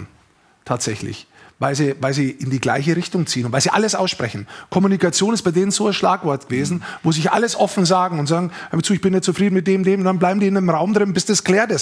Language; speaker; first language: German; native; German